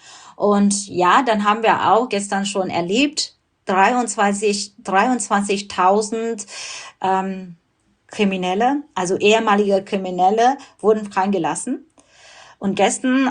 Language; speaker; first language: German; non-native, fluent; Burmese